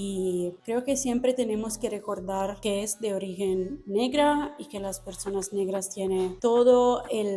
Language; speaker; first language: Spanish; non-native, fluent; Italian